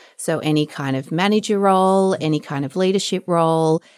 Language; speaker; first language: English; native; English